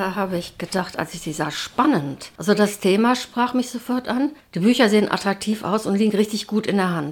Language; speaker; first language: German; native; German